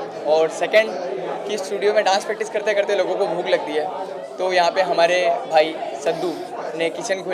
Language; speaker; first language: Hindi; native; Hindi